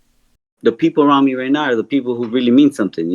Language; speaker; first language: English; native; English